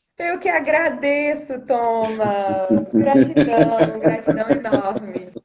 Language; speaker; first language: Portuguese; native; Portuguese